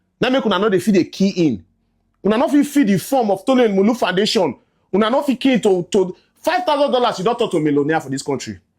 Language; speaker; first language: Nigerian Pidgin; native; Nigerian Pidgin